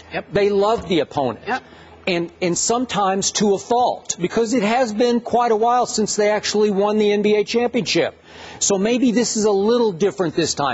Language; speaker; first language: English; native; English